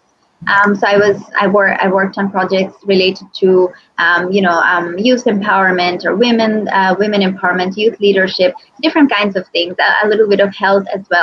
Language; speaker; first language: English; non-native, local second language; Bangla